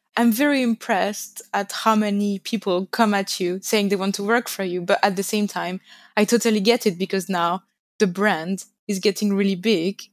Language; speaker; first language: English; non-native, fluent; French